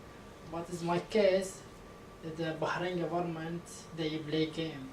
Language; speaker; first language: English; non-native, learner; Arabic